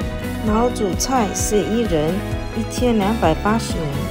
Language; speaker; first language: Chinese; native; Chinese